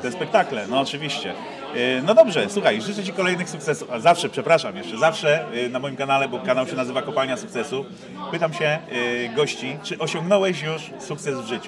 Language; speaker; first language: Polish; native; Polish